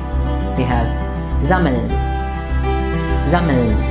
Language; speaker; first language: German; non-native, fluent; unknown